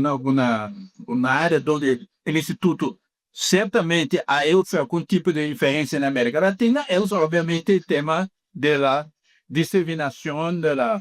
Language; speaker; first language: Spanish; non-native, fluent; Portuguese